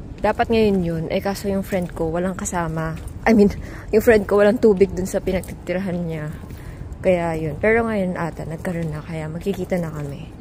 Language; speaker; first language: Filipino; native; Filipino